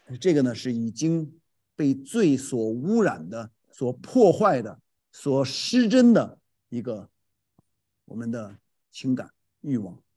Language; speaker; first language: Chinese; native; Chinese